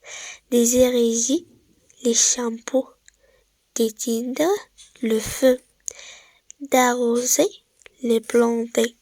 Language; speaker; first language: French; non-native, local second language; Arabic